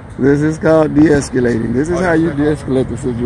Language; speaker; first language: English; native; English